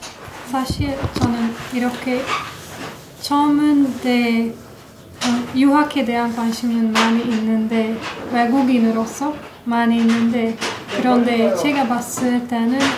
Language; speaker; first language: Korean; non-native, fluent; Hungarian